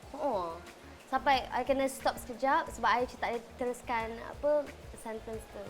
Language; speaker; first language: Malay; native; Malay